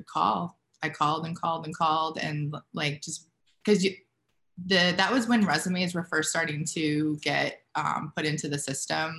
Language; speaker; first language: English; native; English